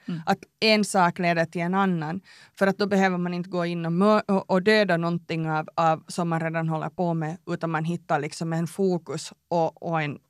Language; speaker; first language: Swedish; native; Swedish